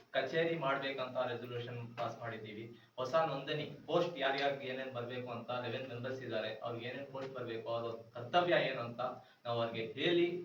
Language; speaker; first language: Kannada; non-native, local second language; Urdu